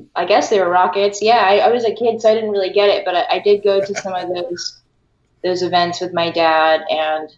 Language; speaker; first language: English; early bilingual, other home language; Filipino